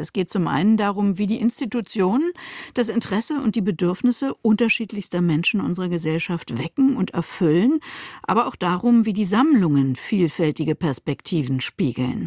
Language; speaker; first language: German; native; German